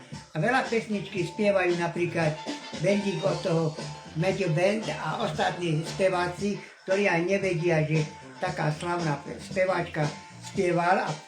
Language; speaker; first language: Slovak; non-native, local second language; Romany